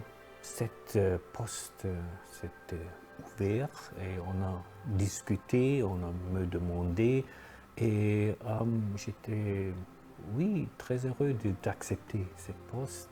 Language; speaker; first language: French; non-native, fluent; German